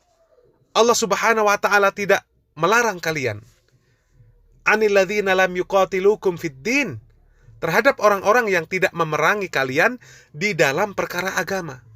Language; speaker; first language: Indonesian; native; Indonesian